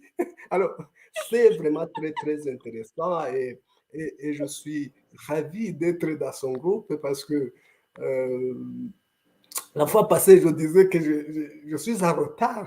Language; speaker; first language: French; non-native, local second language; Kinyarwanda